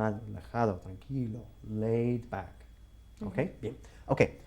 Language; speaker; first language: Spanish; non-native, fluent; English